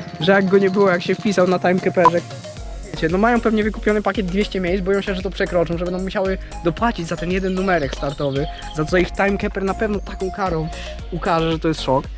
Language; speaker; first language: Polish; native; Polish